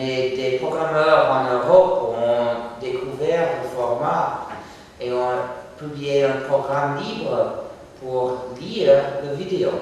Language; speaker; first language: French; non-native, fluent; English